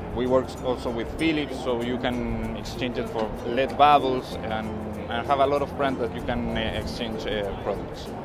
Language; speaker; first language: English; non-native, learner; Spanish